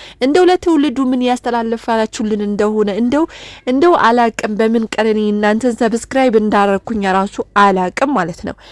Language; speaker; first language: Amharic; non-native, local second language; Oromo